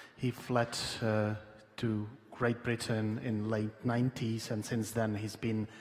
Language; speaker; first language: English; non-native, fluent; Czech